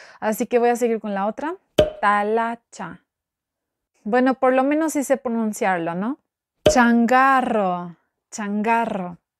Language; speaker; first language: Spanish; non-native, fluent; Albanian